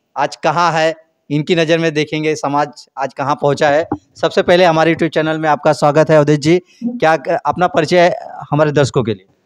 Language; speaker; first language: Hindi; native; Hindi